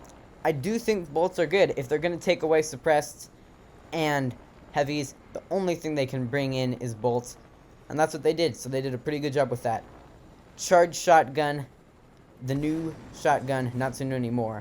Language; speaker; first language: English; native; English